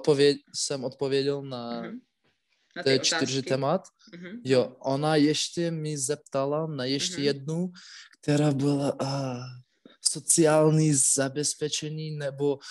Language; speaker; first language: Czech; non-native, learner; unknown